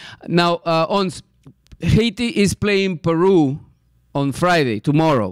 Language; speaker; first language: English; non-native, fluent; Spanish